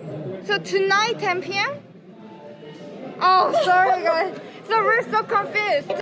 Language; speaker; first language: English; non-native, learner; Korean